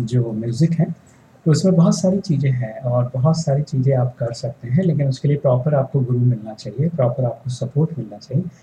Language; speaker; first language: Hindi; native; Hindi